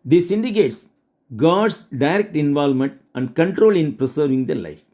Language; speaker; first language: English; non-native, local second language; Tamil